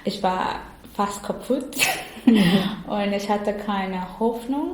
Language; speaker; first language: German; non-native, learner; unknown